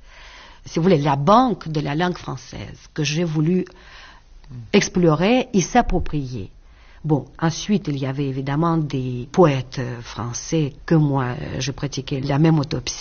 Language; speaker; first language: French; non-native, fluent; Russian